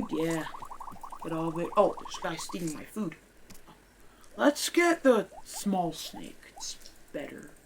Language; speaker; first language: English; native; English